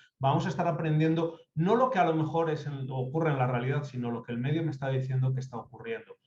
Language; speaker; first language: Spanish; native; Spanish